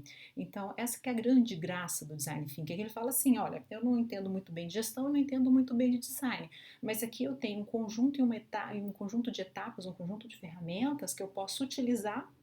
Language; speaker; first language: Portuguese; native; Portuguese